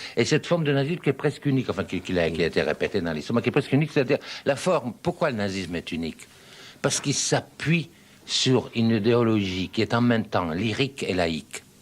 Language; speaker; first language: French; non-native, fluent; Serbian